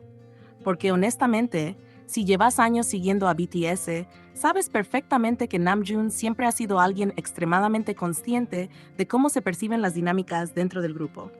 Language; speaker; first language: Spanish; native; Spanish